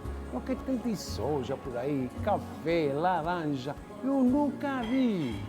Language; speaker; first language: Portuguese; non-native, fluent; Italian